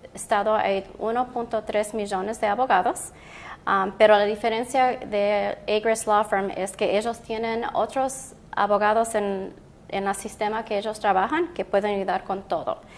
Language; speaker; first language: Spanish; early bilingual, heritage; Spanish